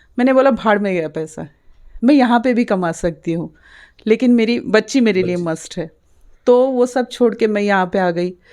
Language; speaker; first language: Hindi; non-native, local second language; Marathi